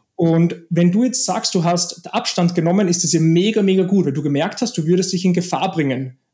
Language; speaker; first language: German; native; German